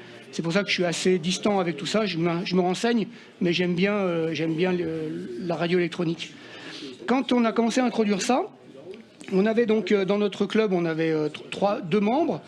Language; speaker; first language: French; native; French